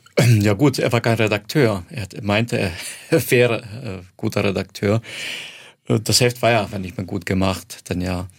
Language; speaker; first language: German; non-native, fluent; Croatian